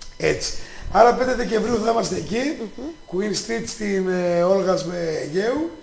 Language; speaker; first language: Greek; native; Greek